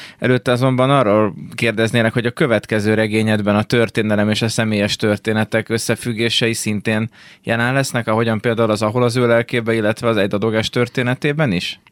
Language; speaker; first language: Hungarian; native; Hungarian